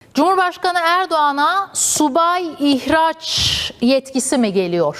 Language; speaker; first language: Turkish; native; Turkish